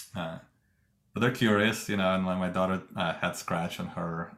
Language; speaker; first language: English; non-native, fluent; Russian